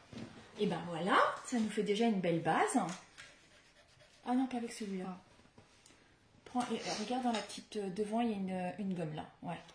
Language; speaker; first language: French; native; French